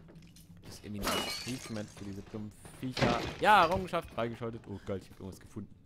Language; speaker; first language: German; native; German